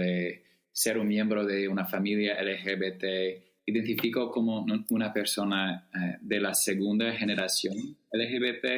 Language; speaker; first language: Spanish; non-native, fluent; English